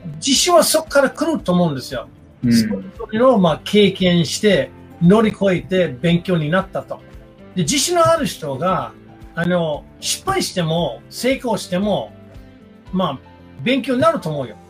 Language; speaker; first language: Japanese; non-native, fluent; English